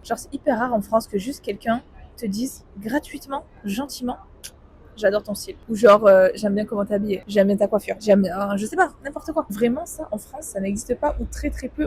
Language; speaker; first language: French; native; French